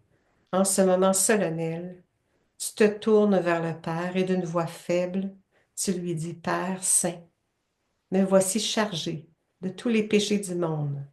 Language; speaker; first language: French; native; French